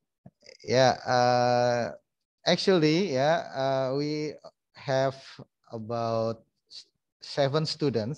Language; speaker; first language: English; non-native, fluent; Indonesian